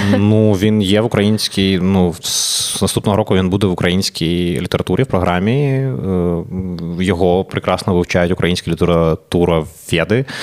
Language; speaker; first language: Ukrainian; non-native, local second language; Russian